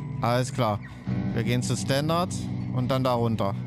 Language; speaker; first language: German; native; German